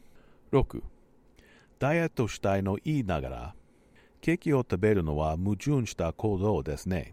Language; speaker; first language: Japanese; non-native, learner; English